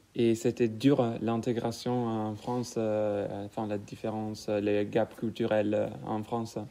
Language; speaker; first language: French; non-native, fluent; Italian